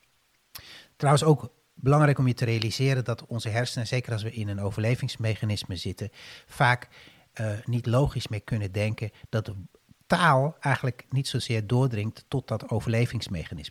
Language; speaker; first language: Dutch; native; Dutch